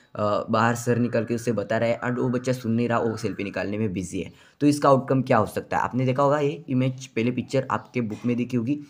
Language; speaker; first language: Hindi; non-native, local second language; Marathi